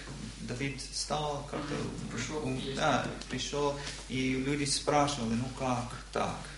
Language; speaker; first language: Russian; non-native, learner; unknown